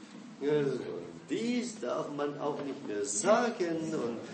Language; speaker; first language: German; non-native, fluent; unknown